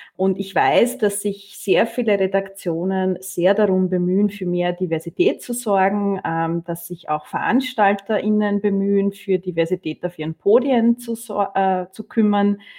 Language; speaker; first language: German; native; German